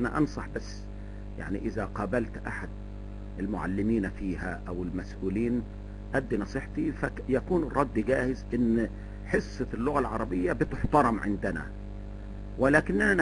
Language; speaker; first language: Arabic; native; Arabic